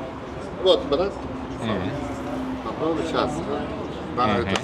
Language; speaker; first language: Russian; non-native, local second language; Uzbek